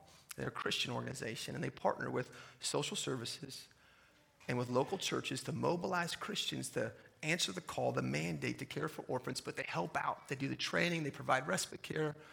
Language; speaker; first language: English; native; English